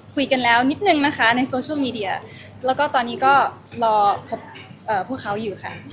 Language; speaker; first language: Thai; early bilingual, heritage; Thai